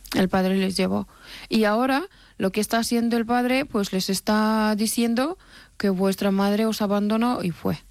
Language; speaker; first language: Spanish; non-native, fluent; Persian